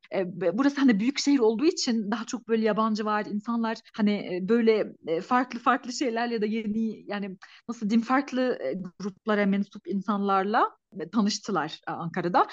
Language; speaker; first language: Turkish; non-native, fluent; Arabic